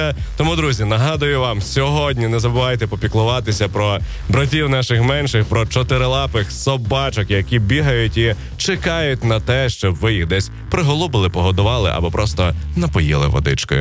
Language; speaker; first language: Ukrainian; native; Ukrainian